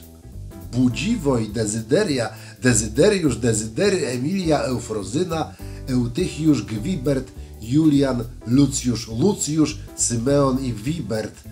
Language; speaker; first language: Polish; native; Polish